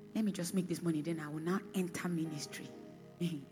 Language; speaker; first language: English; non-native, local second language; Bini